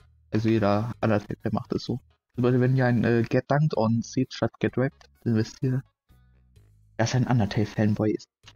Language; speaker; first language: German; native; German